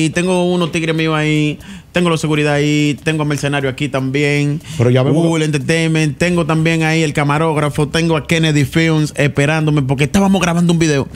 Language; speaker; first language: Spanish; native; Spanish